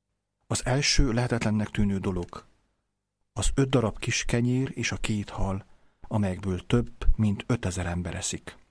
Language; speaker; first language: Hungarian; native; Hungarian